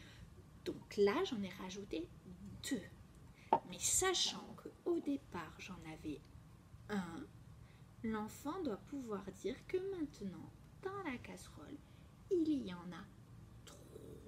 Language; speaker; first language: French; native; French